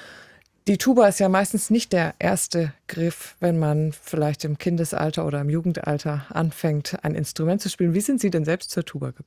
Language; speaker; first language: German; native; German